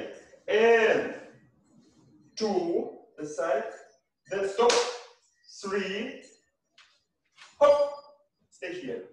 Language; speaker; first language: English; non-native, learner; Russian